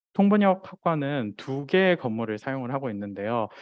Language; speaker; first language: Korean; non-native, fluent; Chinese